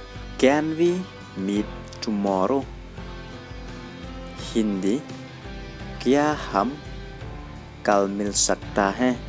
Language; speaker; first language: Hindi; non-native, learner; Khasi